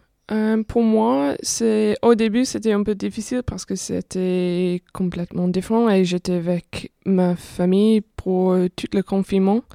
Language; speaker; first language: French; non-native, fluent; English